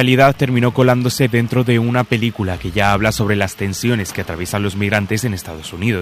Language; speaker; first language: Spanish; native; Spanish